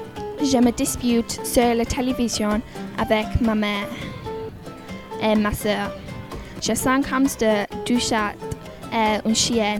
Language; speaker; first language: French; non-native, learner; English